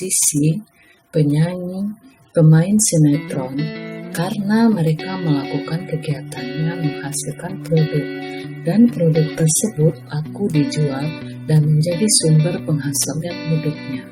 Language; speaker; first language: Indonesian; native; Indonesian